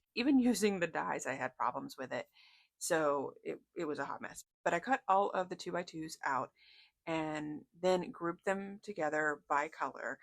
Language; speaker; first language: English; native; English